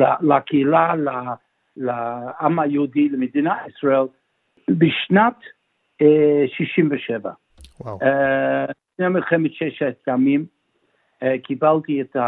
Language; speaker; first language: Hebrew; non-native, fluent; English